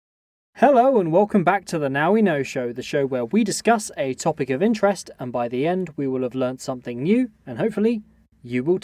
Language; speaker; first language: English; native; English